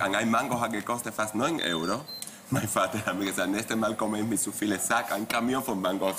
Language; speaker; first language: German; non-native, fluent; Spanish